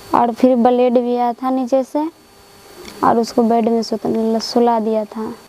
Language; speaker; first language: Hindi; native; Hindi